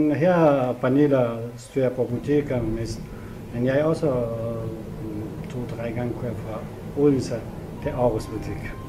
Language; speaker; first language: Danish; non-native, learner; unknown